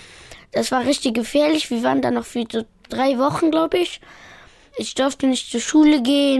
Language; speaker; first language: German; early bilingual, other home language; Pashto